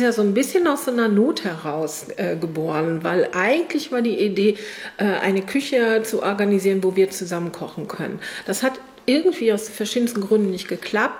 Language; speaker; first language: German; native; German